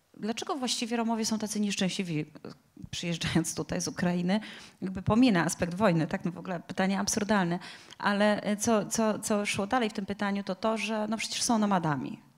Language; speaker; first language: Polish; native; Polish